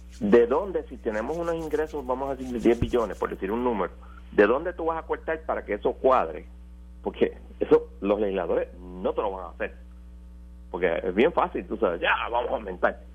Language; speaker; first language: Spanish; native; Spanish